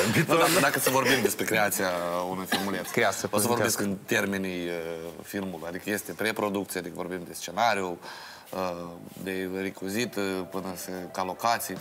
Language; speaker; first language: Romanian; native; Romanian